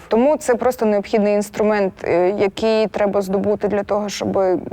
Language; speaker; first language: Ukrainian; non-native, local second language; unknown